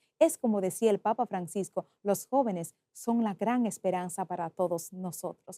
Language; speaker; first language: Spanish; native; Spanish